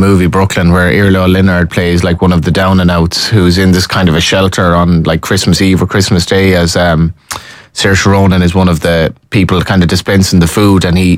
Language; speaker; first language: English; native; English